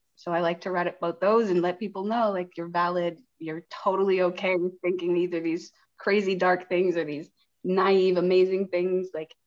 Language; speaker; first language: English; native; English